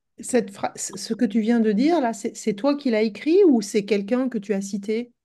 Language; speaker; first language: French; native; French